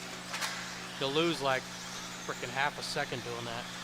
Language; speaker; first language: English; native; English